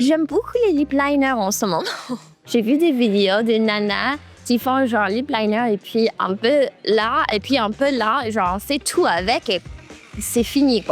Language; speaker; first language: French; early bilingual, heritage; French